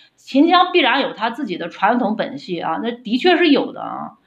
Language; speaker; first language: Chinese; native; Chinese